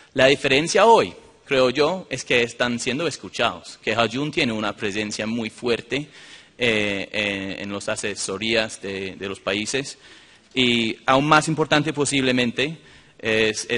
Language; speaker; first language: Spanish; non-native, fluent; English